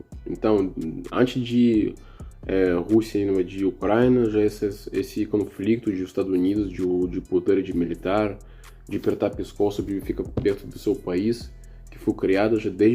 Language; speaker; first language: Portuguese; non-native, learner; Russian